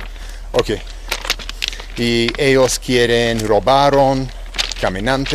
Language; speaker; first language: Spanish; non-native, learner; English